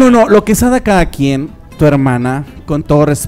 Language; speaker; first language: Spanish; native; Spanish